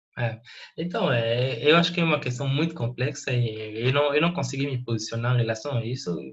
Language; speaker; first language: Portuguese; non-native, fluent; French